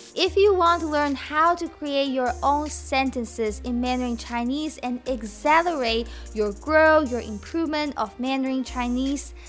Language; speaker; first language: English; non-native, fluent; Chinese